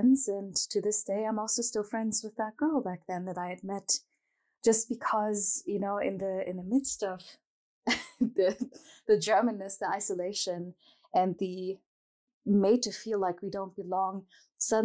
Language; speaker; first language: English; non-native, fluent; German